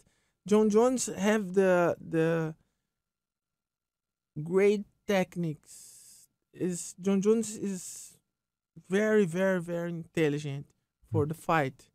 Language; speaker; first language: English; non-native, learner; Portuguese